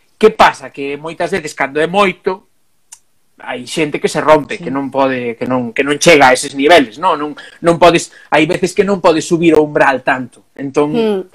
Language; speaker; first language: Galician; non-native, local second language; Spanish